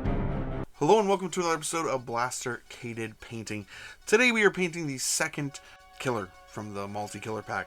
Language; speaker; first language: English; native; English